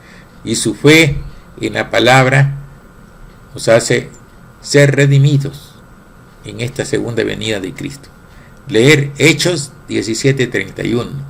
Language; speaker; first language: Spanish; native; Spanish